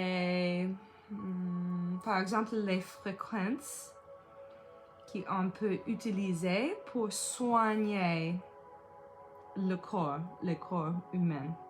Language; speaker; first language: French; non-native, learner; English